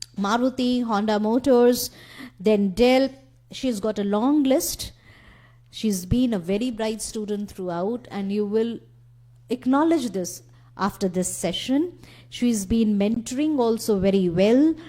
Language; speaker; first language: English; non-native, local second language; Hindi